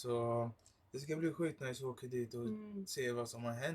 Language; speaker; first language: Swedish; early bilingual, other home language; Arabic